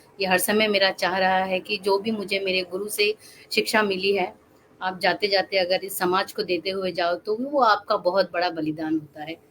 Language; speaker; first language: Hindi; non-native, local second language; Assamese